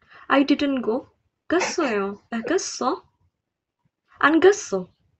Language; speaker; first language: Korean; non-native, learner; English